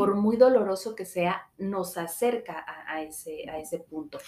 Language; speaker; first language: Spanish; native; Spanish